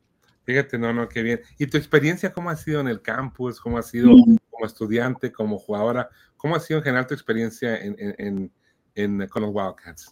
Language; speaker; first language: Spanish; native; Spanish